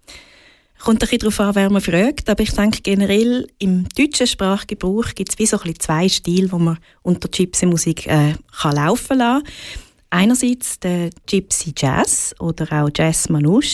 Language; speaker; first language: German; native; German